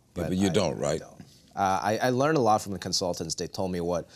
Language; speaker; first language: English; non-native, local second language; Cantonese